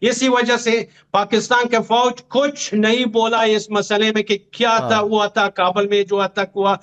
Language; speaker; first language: Hindi; non-native, fluent; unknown